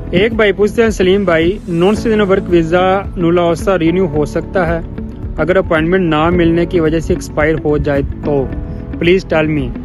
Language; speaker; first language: Urdu; native; Urdu